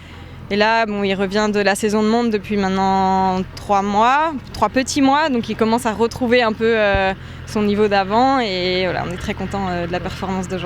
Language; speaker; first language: French; native; French